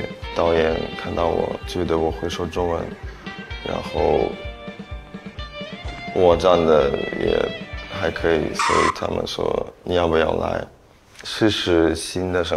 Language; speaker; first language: Chinese; non-native, fluent; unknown